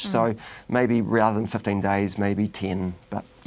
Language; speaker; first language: English; native; English